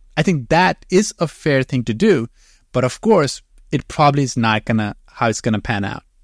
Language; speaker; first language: English; non-native, fluent; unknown